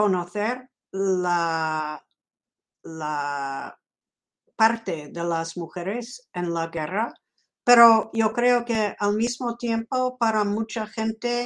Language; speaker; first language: Spanish; non-native, fluent; English